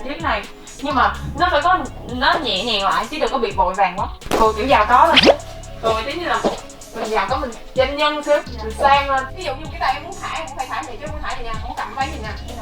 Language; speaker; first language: Vietnamese; native; Vietnamese